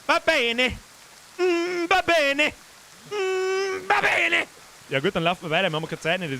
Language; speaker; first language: German; native; German